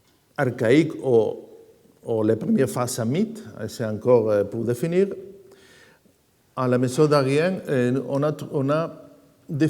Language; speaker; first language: French; non-native, fluent; Spanish